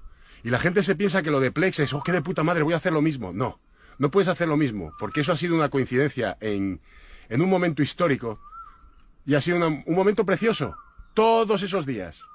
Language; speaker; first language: Spanish; native; Spanish